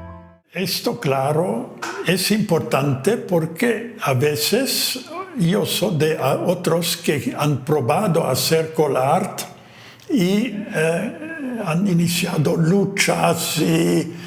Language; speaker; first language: Spanish; non-native, fluent; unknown